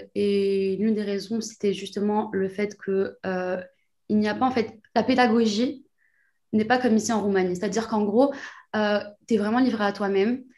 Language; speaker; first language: French; non-native, local second language; Arabic